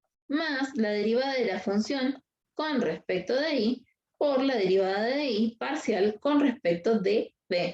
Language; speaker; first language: Spanish; native; Spanish